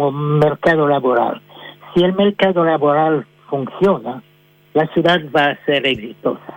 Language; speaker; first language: Spanish; non-native, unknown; French